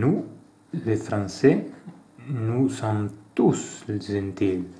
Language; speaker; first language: French; non-native, learner; Italian